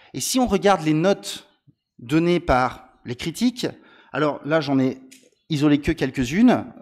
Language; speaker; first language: Italian; non-native, learner; French